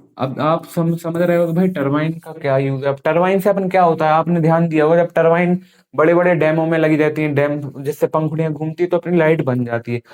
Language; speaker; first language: Hindi; native; Hindi